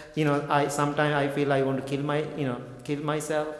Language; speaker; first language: English; non-native, local second language; Sinhala